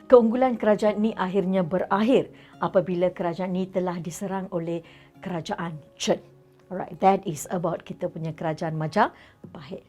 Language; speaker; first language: Malay; non-native, local second language; Tamil